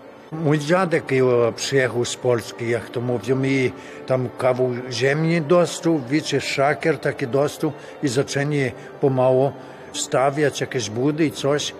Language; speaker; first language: Polish; early bilingual, heritage; Polish